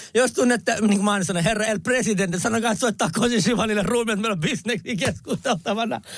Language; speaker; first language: Finnish; early bilingual, other home language; Kurdish